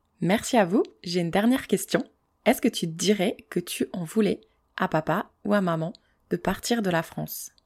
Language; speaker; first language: French; native; French